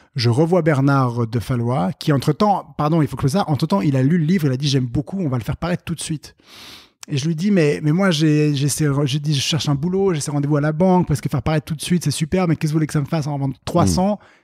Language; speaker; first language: French; native; French